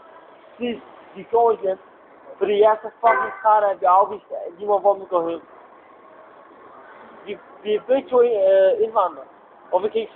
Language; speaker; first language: Danish; early bilingual, other home language; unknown